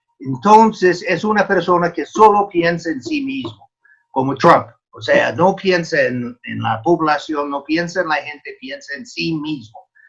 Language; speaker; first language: Spanish; non-native, fluent; English